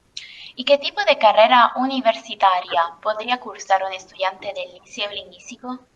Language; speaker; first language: Spanish; non-native, learner; Italian